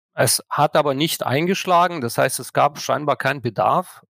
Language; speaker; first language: German; non-native, fluent; Russian